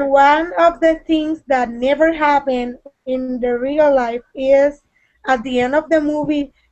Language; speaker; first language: English; non-native, learner; Spanish